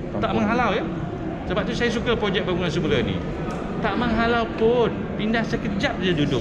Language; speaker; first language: Malay; native; Malay